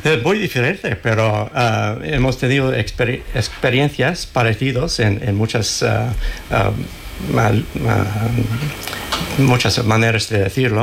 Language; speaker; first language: Spanish; non-native, fluent; English